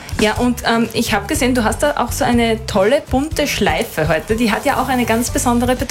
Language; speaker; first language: German; native; German